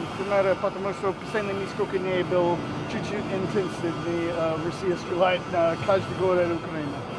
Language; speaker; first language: Russian; non-native, learner; English